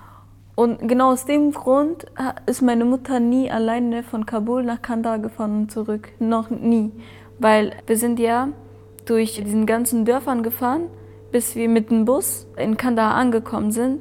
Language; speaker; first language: German; early bilingual, other home language; Persian